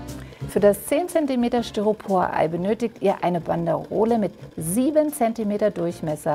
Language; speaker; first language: German; native; German